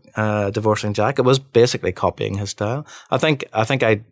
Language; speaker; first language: English; native; English